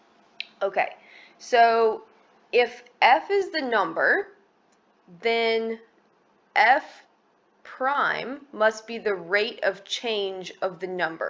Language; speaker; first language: English; native; English